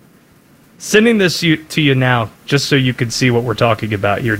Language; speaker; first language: English; native; English